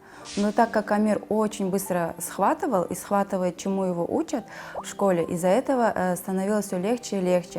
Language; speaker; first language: Russian; non-native, local second language; Kazakh